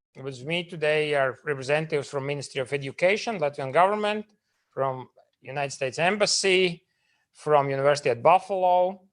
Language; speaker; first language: English; non-native, fluent; Latvian